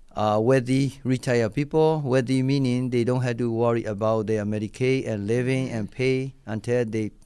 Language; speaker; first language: English; non-native, learner; Burmese